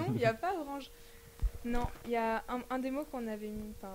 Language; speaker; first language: French; native; French